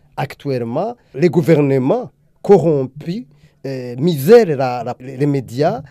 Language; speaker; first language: French; non-native, local second language; Rundi